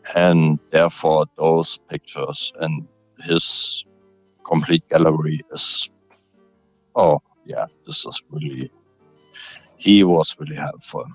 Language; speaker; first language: English; non-native, fluent; German